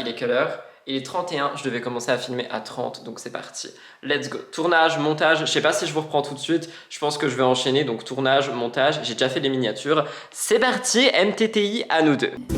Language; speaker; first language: French; native; French